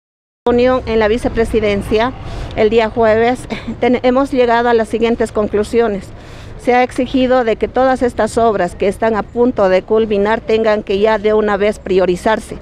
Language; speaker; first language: Spanish; native; Spanish